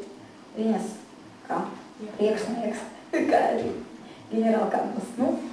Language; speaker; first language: Latvian; non-native, learner; Russian